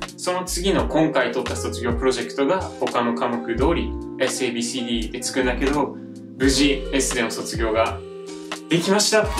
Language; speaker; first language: Japanese; early bilingual, heritage; Japanese